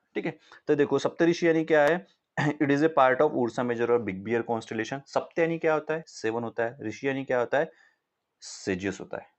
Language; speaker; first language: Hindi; non-native, local second language; Marathi